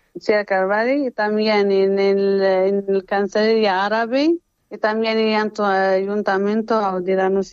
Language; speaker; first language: Spanish; non-native, learner; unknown